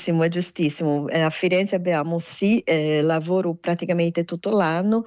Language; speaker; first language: Italian; non-native, fluent; Portuguese